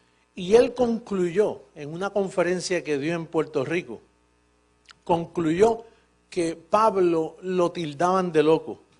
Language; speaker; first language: Spanish; native; Spanish